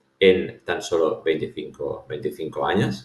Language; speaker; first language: Spanish; native; Spanish